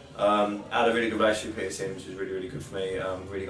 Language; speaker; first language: English; native; English